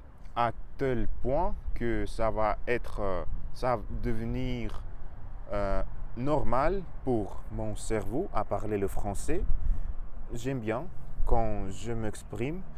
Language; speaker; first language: French; non-native, fluent; Russian